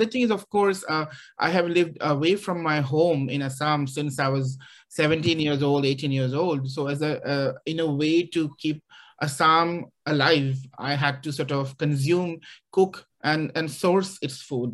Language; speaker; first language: English; non-native, local second language; Assamese